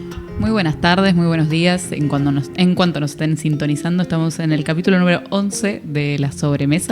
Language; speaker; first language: Spanish; native; Spanish